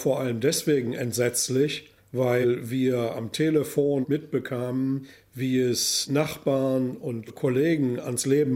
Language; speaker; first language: German; native; German